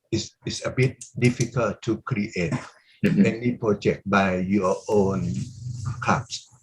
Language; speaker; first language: English; non-native, learner; Thai